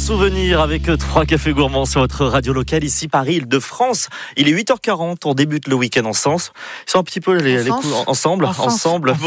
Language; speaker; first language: French; native; French